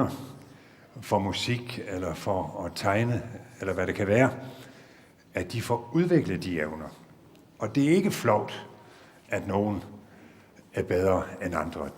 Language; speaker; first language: Danish; native; Danish